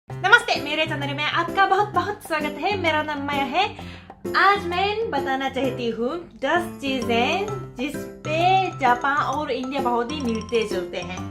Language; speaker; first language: Hindi; non-native, fluent; Japanese